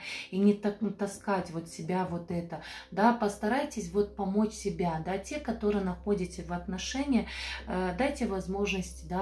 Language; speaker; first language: Russian; non-native, fluent; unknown